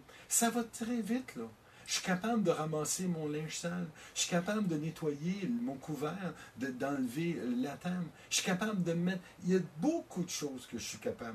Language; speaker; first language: French; native; French